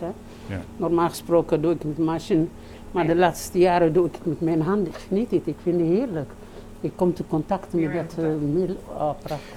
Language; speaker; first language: Dutch; non-native, learner; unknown